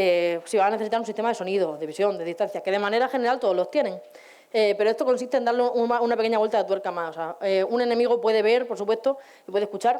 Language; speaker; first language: Spanish; native; Spanish